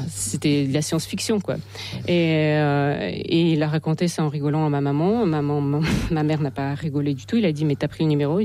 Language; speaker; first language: French; non-native, fluent; Russian